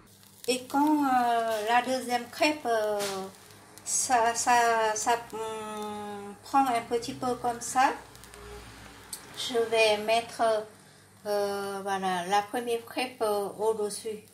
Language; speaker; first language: French; non-native, fluent; Vietnamese